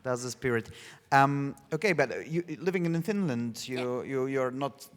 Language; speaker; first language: English; non-native, fluent; Polish